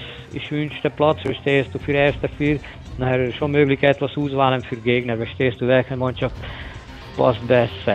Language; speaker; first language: German; non-native, learner; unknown